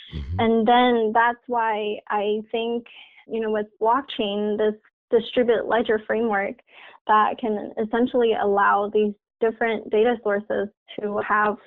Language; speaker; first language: English; non-native, fluent; Chinese